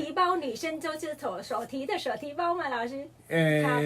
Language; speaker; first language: Chinese; non-native, fluent; Vietnamese